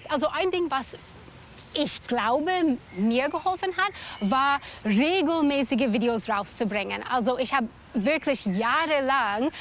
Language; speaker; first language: German; non-native, fluent; English